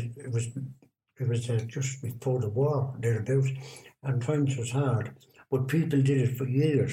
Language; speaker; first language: English; native; English